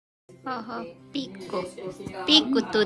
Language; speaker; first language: Finnish; non-native, learner; Thai